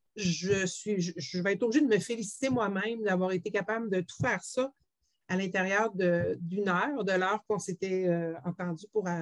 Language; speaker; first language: French; native; French